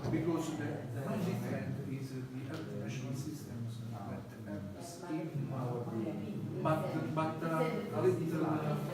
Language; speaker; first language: English; non-native, learner; Italian